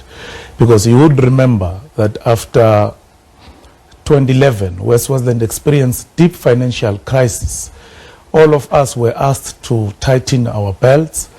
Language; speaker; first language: English; non-native, local second language; Swati